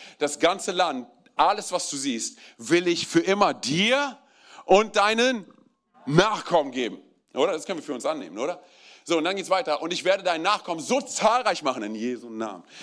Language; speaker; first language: German; early bilingual, other home language; Romanian